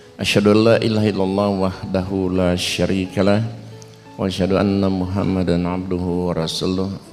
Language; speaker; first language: Indonesian; native; Indonesian